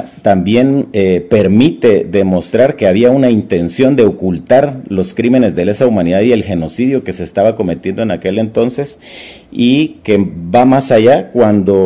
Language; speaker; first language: Spanish; native; Spanish